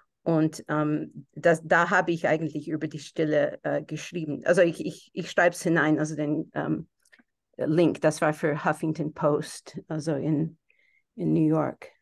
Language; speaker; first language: German; non-native, fluent; English